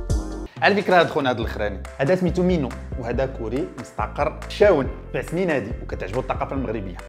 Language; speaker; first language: Arabic; native; Arabic